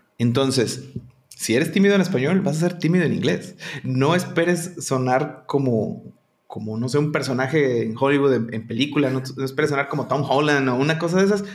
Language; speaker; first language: Spanish; native; Spanish